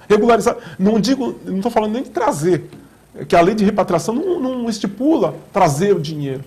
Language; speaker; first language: Portuguese; native; Portuguese